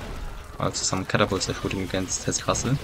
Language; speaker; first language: English; non-native, fluent; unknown